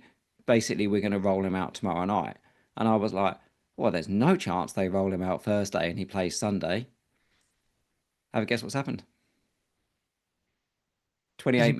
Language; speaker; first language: English; native; English